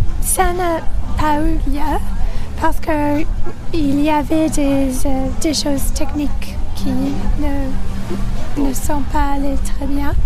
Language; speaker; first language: French; non-native, local second language; English